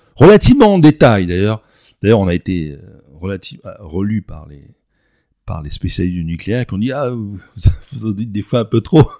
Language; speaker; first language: French; native; French